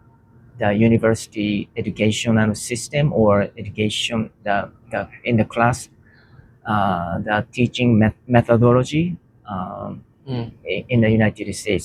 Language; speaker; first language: English; non-native, learner; Japanese